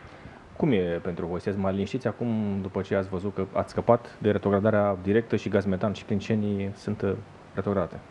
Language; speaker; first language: Romanian; native; Romanian